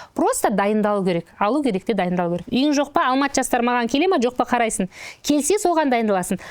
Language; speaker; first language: Kazakh; native; Kazakh